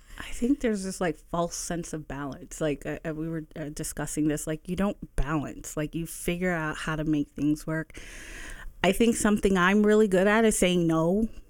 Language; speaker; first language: English; early bilingual, other home language; Spanish